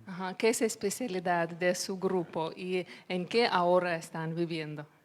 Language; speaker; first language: Spanish; non-native, learner; Lithuanian